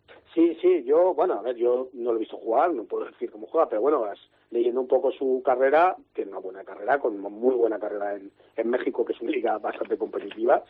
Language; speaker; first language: Spanish; native; Spanish